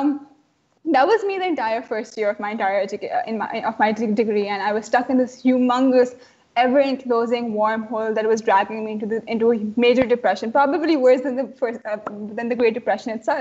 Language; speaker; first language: English; non-native, local second language; Urdu